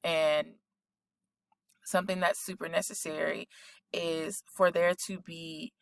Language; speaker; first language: English; native; English